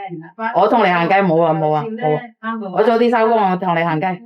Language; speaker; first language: Cantonese; non-native, fluent; Indonesian